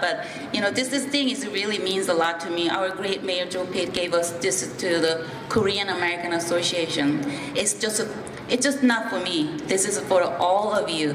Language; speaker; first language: English; non-native, fluent; Korean